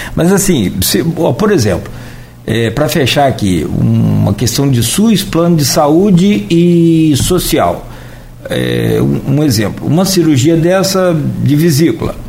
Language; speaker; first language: Portuguese; native; Portuguese